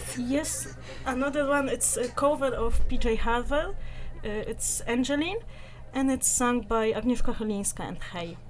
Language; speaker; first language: English; non-native, learner; Polish